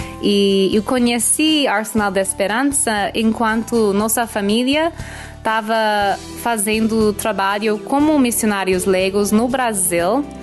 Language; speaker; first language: Portuguese; non-native, fluent; English